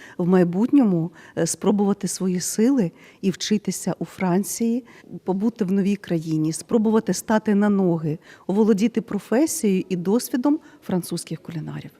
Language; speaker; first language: Ukrainian; native; Ukrainian